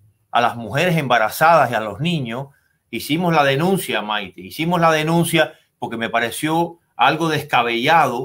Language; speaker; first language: Spanish; native; Spanish